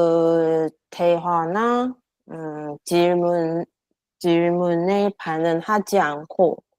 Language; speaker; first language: Korean; non-native, learner; Chinese